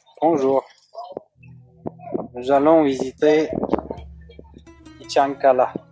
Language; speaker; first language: French; non-native, fluent; Uzbek